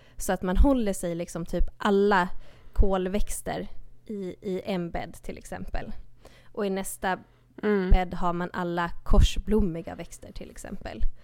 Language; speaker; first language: Swedish; native; Swedish